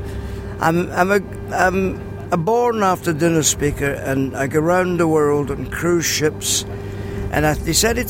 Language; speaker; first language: English; native; English